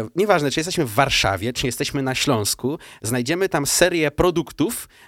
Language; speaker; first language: Polish; early bilingual, heritage; Russian